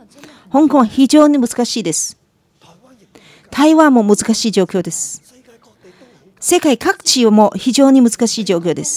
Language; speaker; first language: Japanese; non-native, fluent; Chinese